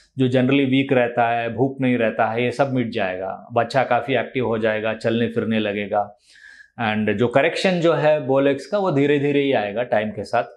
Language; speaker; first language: Hindi; non-native, local second language; Telugu